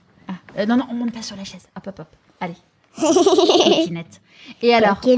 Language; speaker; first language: French; native; French